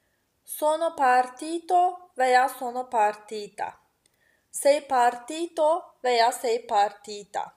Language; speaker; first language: Italian; non-native, fluent; Turkish